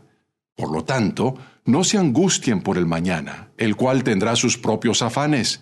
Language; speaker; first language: Spanish; native; Spanish